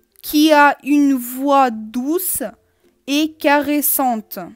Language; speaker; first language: French; non-native, fluent; Russian